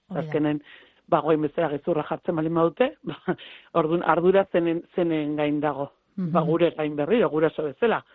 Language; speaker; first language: Basque; native; Basque